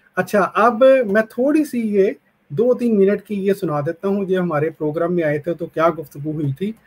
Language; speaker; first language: Urdu; non-native, local second language; Punjabi